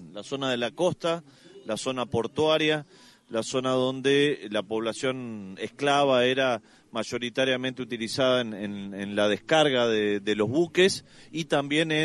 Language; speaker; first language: Spanish; native; Spanish